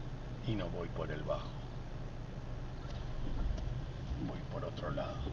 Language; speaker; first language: Spanish; native; Spanish